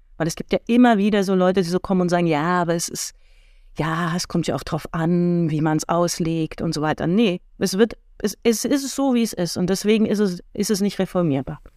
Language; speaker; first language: German; early bilingual, heritage; German